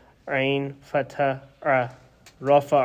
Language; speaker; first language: Arabic; non-native, learner; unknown